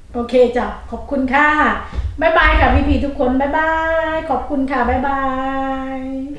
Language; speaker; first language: Thai; native; Thai